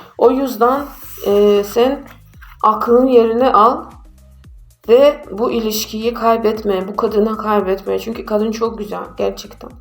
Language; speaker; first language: Turkish; non-native, fluent; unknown